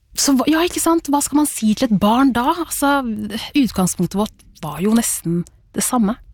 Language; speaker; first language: Norwegian; early bilingual, other home language; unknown